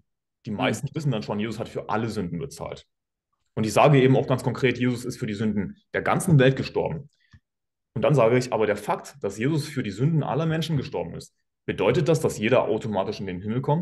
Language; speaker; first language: German; native; German